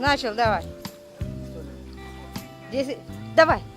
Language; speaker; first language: Russian; non-native, local second language; Uzbek